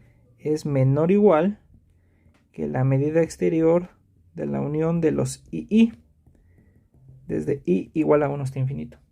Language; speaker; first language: Spanish; native; Spanish